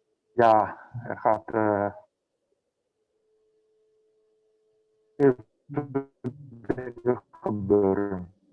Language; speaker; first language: Dutch; non-native, local second language; Papiamento